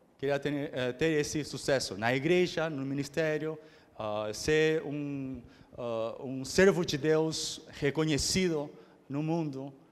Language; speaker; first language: Portuguese; early bilingual, other home language; Korean